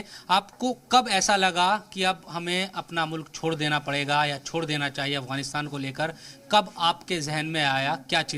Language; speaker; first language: Hindi; native; Hindi